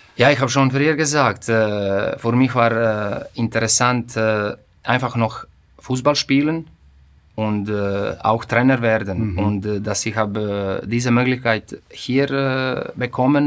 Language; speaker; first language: German; non-native, fluent; Croatian